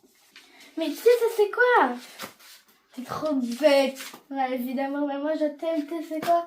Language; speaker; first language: French; native; French